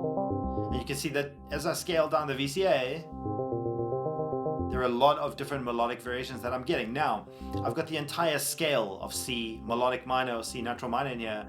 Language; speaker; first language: English; native; English